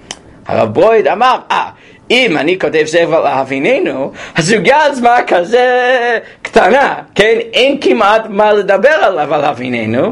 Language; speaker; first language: Hebrew; non-native, fluent; English